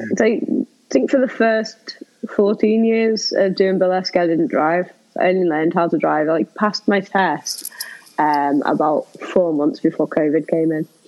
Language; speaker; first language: English; native; English